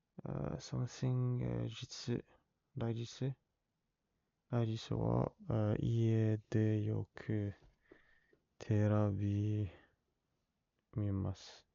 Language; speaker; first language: Japanese; non-native, learner; English